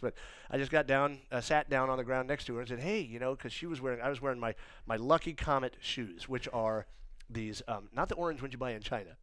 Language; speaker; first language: English; native; English